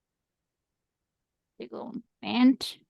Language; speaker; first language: German; non-native, fluent; Indonesian